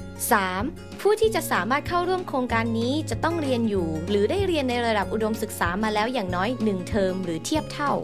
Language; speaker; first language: Thai; native; Thai